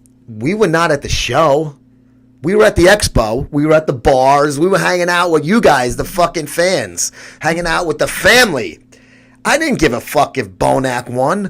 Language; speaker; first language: English; native; English